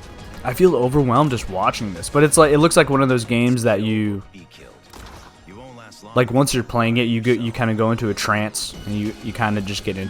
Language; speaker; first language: English; native; English